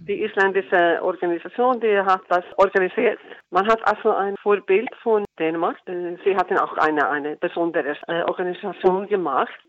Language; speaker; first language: German; non-native, learner; Icelandic